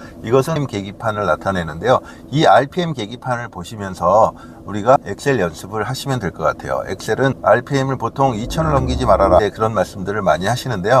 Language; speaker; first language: Korean; native; Korean